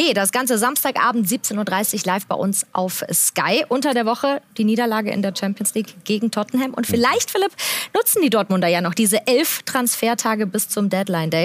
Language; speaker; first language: German; native; German